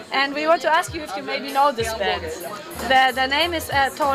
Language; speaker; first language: English; non-native, learner; German